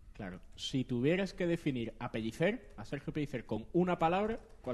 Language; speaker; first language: Spanish; native; Spanish